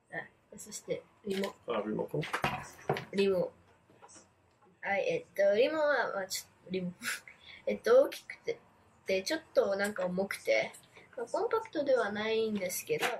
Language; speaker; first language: Japanese; early bilingual, heritage; Japanese